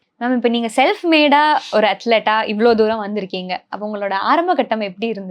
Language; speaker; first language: Tamil; native; Tamil